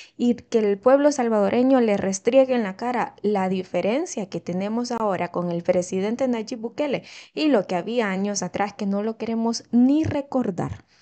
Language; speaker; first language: Spanish; native; Spanish